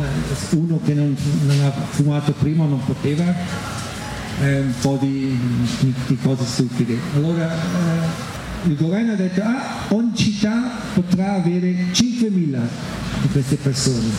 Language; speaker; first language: Italian; non-native, fluent; German